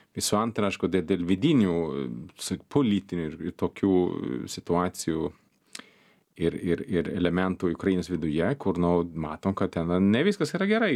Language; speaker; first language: Lithuanian; non-native, fluent; Swedish